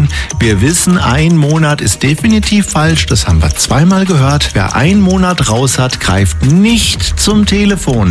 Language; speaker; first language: German; native; German